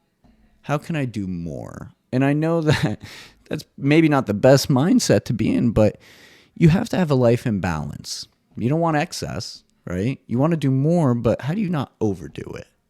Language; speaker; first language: English; native; English